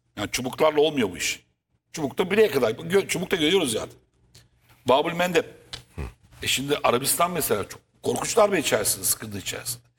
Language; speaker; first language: Turkish; native; Turkish